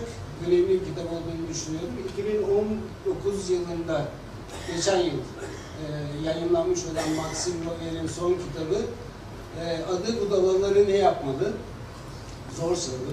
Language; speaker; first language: Turkish; native; Turkish